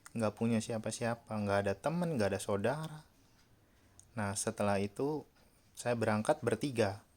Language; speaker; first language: Indonesian; native; Indonesian